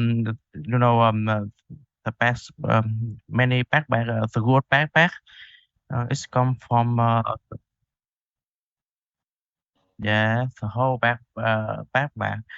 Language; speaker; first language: English; non-native, learner; Vietnamese